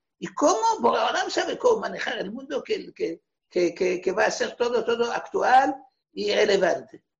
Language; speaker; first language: Spanish; non-native, fluent; Hebrew